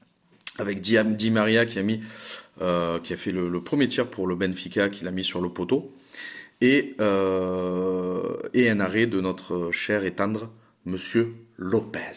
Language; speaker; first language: French; native; French